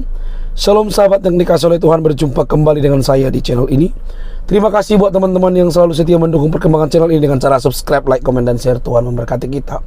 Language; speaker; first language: Indonesian; native; Indonesian